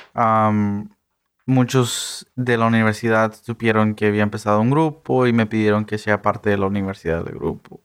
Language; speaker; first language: Spanish; early bilingual, heritage; Spanish